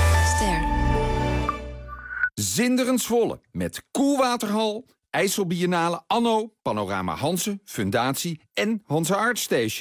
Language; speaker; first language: Dutch; native; Dutch